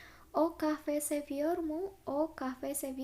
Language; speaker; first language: Turkish; non-native, fluent; Indonesian